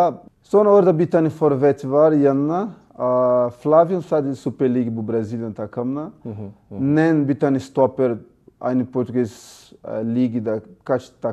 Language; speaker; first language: Turkish; non-native, learner; Portuguese